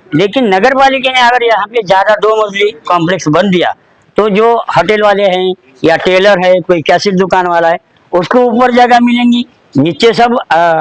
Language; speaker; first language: Hindi; non-native, local second language; Marathi